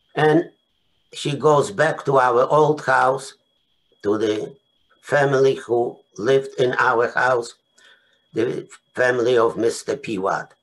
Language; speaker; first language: English; non-native, fluent; Polish